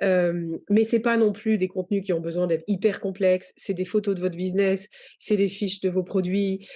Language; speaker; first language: French; native; French